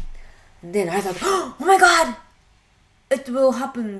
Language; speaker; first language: English; non-native, learner; Japanese